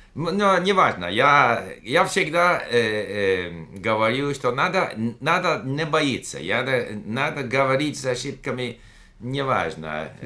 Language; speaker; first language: Russian; non-native, fluent; English